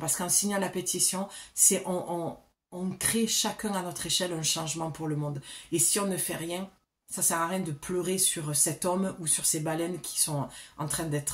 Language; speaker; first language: French; native; French